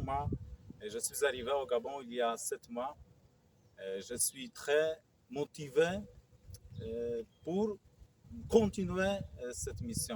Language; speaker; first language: French; non-native, fluent; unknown